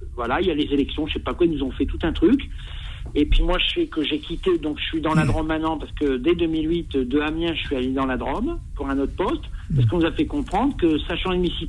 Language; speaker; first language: French; native; French